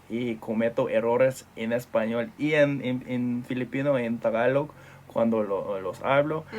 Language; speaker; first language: Spanish; non-native, fluent; English